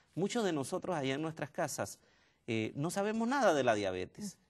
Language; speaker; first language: Spanish; native; Spanish